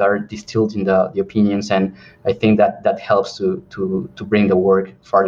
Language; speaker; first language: English; non-native, fluent; Spanish